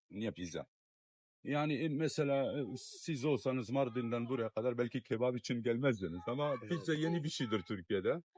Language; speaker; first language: Turkish; non-native, fluent; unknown